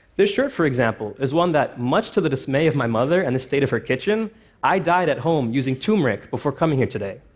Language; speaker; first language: English; native; English